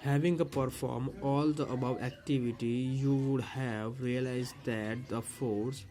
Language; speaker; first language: English; non-native, local second language; Gujarati